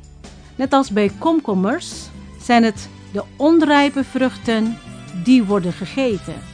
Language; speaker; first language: Dutch; non-native, fluent; Indonesian